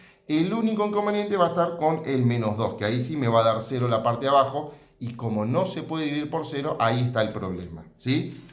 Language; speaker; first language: Spanish; native; Spanish